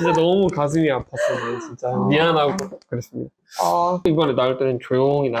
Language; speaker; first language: Korean; native; Korean